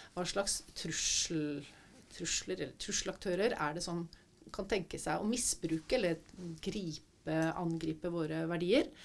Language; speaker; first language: Norwegian; native; Norwegian